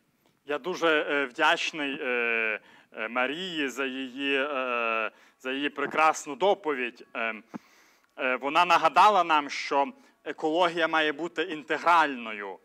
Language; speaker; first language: Ukrainian; native; Ukrainian